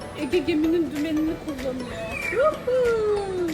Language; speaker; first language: Turkish; native; Turkish